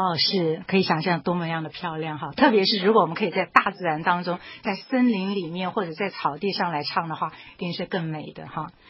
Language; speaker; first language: Chinese; native; Chinese